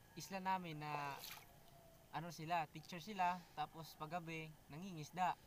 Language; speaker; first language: Filipino; non-native, local second language; Bikol